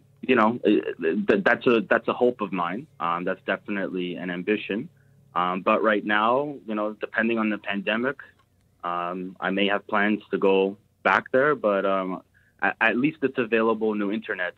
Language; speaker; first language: English; early bilingual, other home language; Portuguese